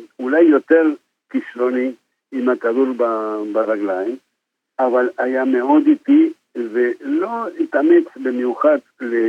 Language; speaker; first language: Hebrew; non-native, fluent; Spanish